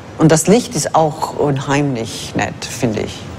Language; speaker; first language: German; non-native, fluent; English